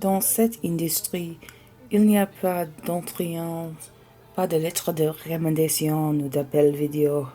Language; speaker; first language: French; non-native, learner; English